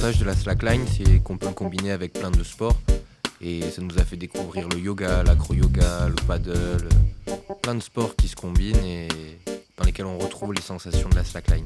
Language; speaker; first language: French; native; French